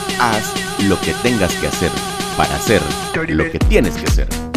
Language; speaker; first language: Spanish; native; Spanish